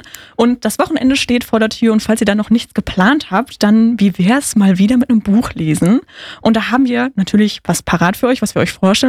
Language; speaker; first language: German; native; German